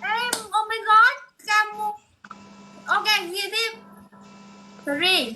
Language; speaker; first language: Indonesian; non-native, learner; Vietnamese